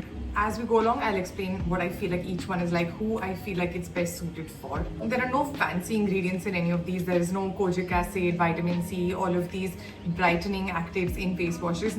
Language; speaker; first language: English; native; English